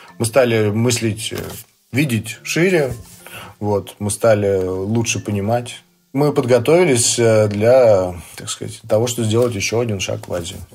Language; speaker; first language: Russian; native; Russian